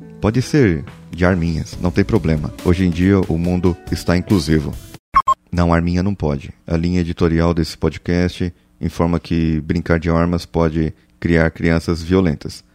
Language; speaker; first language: Portuguese; native; Portuguese